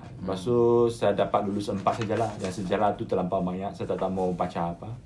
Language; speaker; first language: Malay; non-native, local second language; Chinese